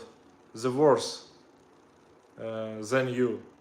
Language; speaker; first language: English; non-native, learner; Russian